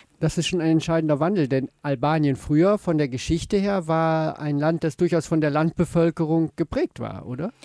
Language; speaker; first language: German; native; German